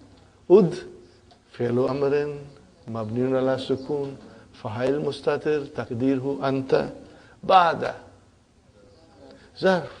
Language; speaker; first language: Arabic; non-native, fluent; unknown